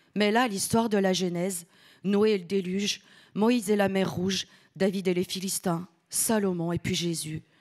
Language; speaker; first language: French; early bilingual, other home language; Italian